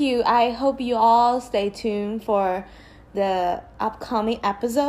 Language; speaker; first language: English; non-native, fluent; Chinese